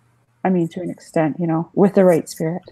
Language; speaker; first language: English; native; English